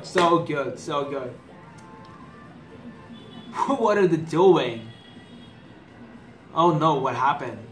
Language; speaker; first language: English; non-native, fluent; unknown